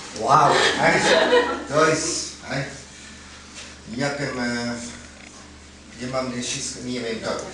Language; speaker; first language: Polish; non-native, learner; German